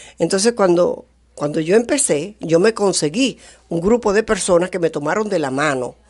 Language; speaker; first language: Spanish; native; Spanish